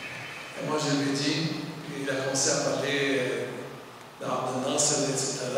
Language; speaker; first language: French; non-native, local second language; Arabic